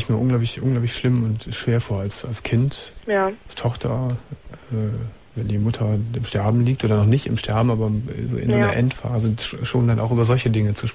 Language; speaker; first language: German; native; German